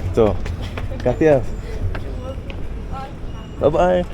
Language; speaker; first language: Spanish; non-native, learner; English